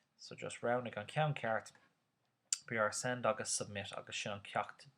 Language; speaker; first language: Irish; non-native, local second language; English